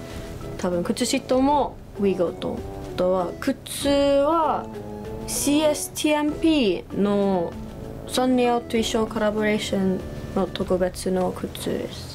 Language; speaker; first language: Japanese; non-native, learner; English